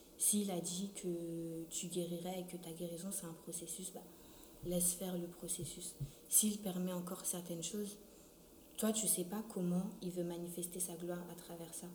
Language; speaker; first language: French; early bilingual, other home language; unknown